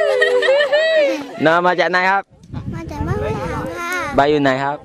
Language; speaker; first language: Thai; non-native, local second language; Pattani Malay